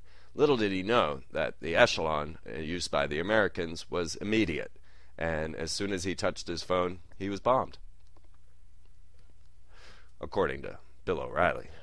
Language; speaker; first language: English; native; English